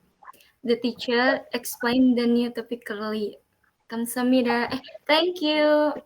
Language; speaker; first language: English; non-native, learner; Indonesian